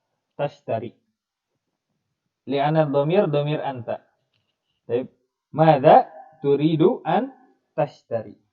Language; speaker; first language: Arabic; non-native, fluent; Indonesian